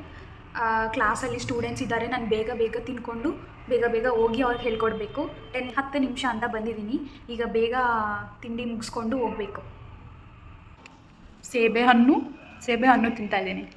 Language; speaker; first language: Kannada; non-native, local second language; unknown